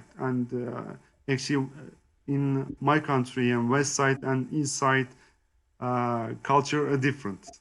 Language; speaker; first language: English; non-native, learner; Turkish